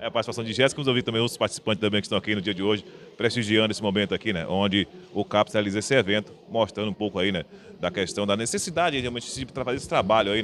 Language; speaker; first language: Portuguese; native; Portuguese